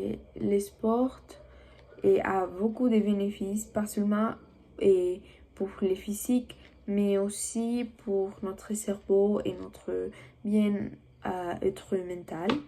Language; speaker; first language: French; non-native, learner; Spanish